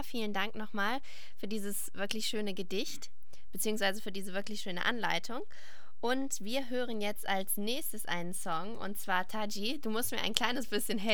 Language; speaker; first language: German; native; German